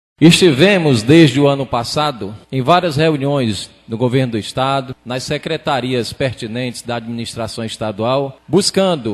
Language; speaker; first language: Portuguese; native; Portuguese